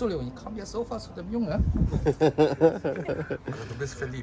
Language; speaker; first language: German; non-native, fluent; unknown